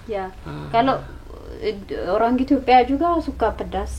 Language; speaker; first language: Indonesian; non-native, learner; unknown